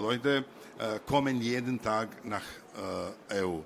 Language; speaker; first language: German; non-native, learner; Serbian